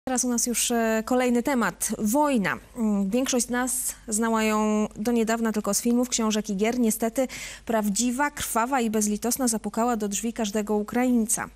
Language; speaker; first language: Polish; native; Polish